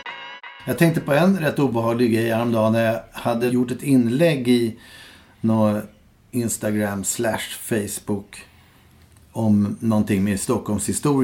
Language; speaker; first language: Swedish; native; Swedish